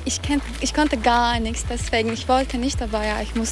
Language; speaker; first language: German; non-native, fluent; Turkish